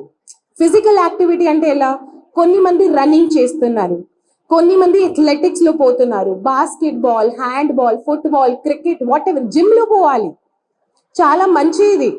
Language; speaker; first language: Telugu; non-native, fluent; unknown